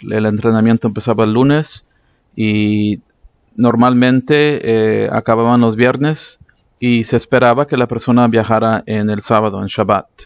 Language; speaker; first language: Spanish; early bilingual, heritage; English